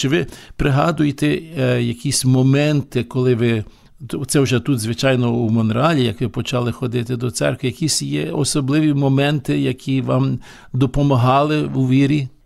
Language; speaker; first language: Ukrainian; early bilingual, heritage; Ukrainian